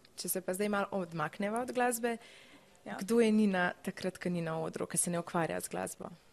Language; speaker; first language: Slovenian; native; Slovenian